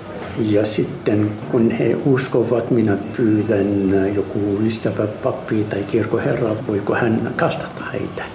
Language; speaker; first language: Finnish; non-native, learner; Arabic